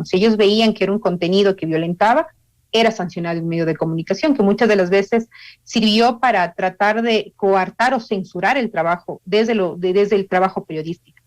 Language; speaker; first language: Spanish; native; Spanish